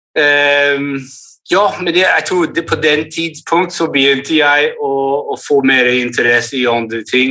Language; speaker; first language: Norwegian; early bilingual, heritage; English